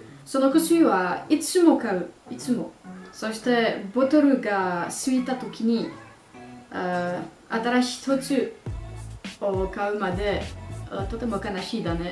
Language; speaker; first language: Japanese; non-native, learner; French